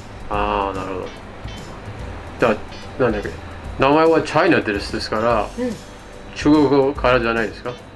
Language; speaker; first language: Japanese; non-native, fluent; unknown